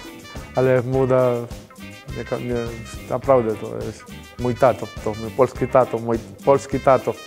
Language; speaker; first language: Polish; non-native, learner; Spanish